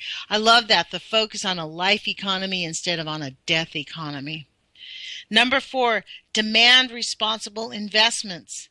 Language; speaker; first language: English; native; English